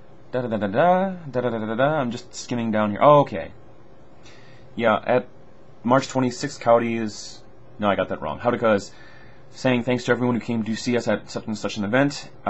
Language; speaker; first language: English; native; English